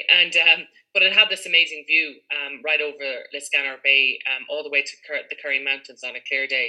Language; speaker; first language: English; native; English